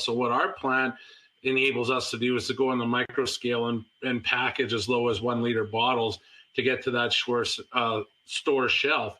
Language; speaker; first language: English; native; English